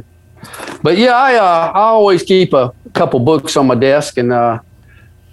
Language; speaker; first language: English; native; English